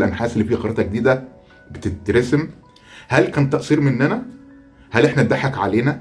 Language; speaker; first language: Arabic; native; Arabic